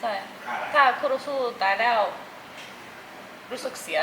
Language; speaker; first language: Thai; non-native, learner; English